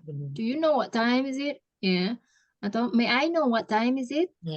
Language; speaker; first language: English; non-native, fluent; Indonesian